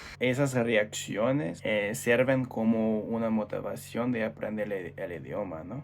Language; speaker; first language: Spanish; non-native, fluent; English